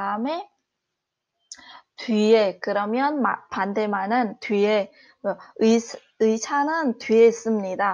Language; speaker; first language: Korean; non-native, fluent; Vietnamese